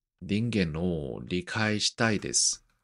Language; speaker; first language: Japanese; non-native, learner; Korean